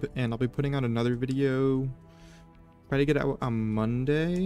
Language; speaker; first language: English; native; English